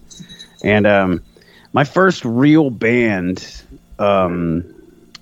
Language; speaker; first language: English; native; English